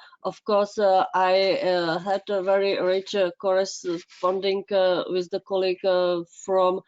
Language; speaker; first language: English; non-native, fluent; Czech